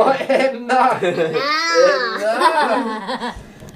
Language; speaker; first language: Indonesian; non-native, learner; Norwegian